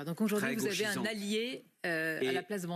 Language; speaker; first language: French; native; French